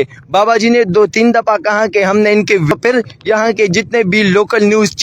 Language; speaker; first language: Urdu; native; Urdu